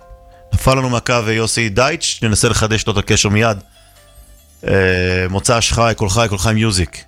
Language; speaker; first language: Hebrew; native; Hebrew